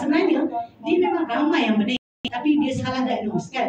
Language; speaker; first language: Malay; native; Malay